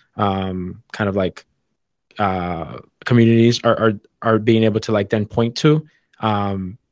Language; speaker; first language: English; native; English